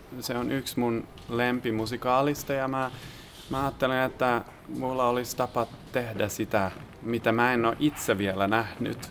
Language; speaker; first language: Finnish; non-native, fluent; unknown